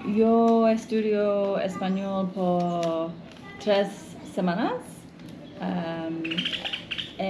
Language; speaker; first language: Spanish; non-native, learner; English